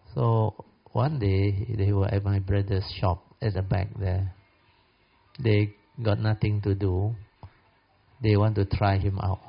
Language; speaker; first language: English; non-native, local second language; Min Nan Chinese